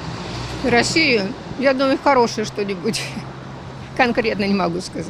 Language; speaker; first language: Russian; native; Russian